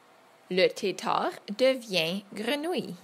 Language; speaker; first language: French; non-native, fluent; English